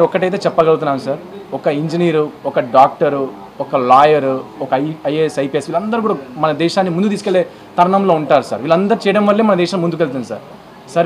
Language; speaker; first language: Telugu; native; Telugu